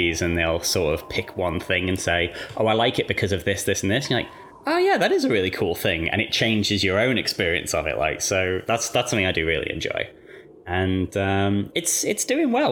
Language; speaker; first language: English; native; English